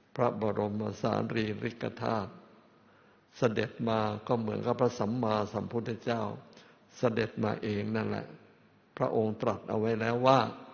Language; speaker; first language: Thai; native; Thai